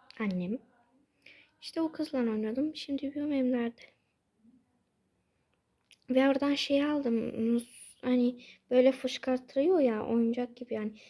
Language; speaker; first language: Turkish; early bilingual, heritage; Turkish